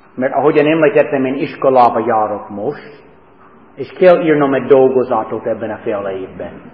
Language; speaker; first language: Hungarian; non-native, learner; English